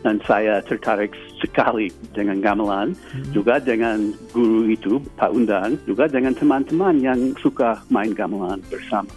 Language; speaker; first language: Indonesian; non-native, fluent; English